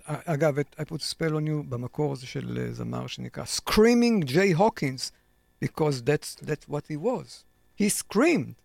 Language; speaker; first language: Hebrew; native; Hebrew